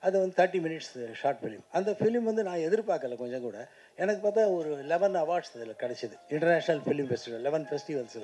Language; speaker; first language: Tamil; native; Tamil